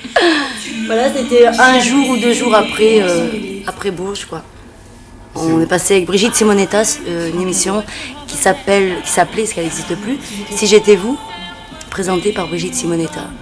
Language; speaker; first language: French; native; French